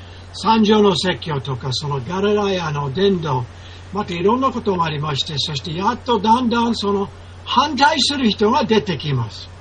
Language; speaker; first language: Japanese; non-native, fluent; English